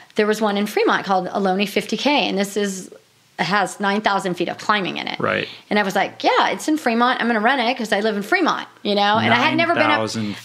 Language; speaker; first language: English; native; English